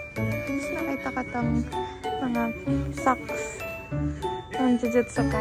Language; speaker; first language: Filipino; native; Filipino